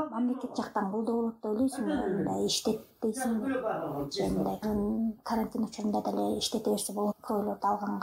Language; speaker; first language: Kyrgyz; native; Kyrgyz